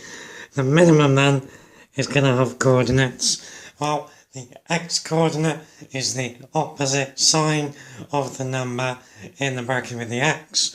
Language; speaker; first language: English; native; English